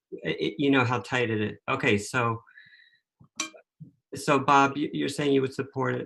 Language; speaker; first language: English; native; English